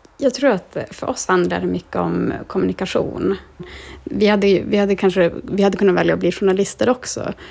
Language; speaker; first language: Swedish; native; Swedish